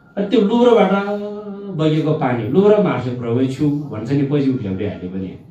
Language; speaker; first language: Nepali; non-native, local second language; Gurung